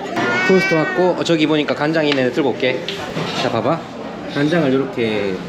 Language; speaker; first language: Korean; native; Korean